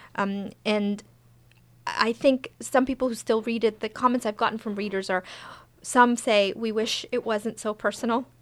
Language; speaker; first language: English; early bilingual, other home language; Persian